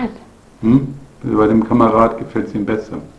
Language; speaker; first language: German; native; German